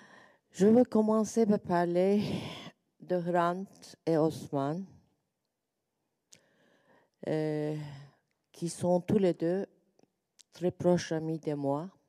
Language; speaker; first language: French; non-native, learner; Turkish